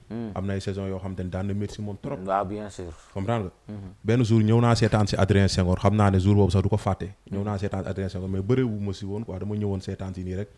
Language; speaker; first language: Wolof; non-native, local second language; Serer